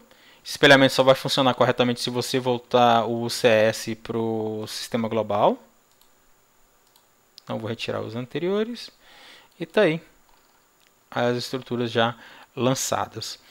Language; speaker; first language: Portuguese; native; Portuguese